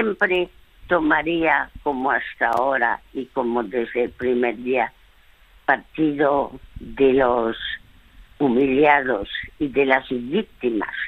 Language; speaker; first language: Spanish; early bilingual, other home language; French